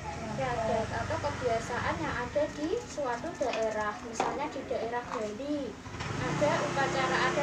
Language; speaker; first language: Indonesian; native; Indonesian